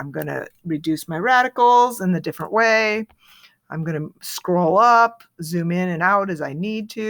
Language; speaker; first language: English; native; English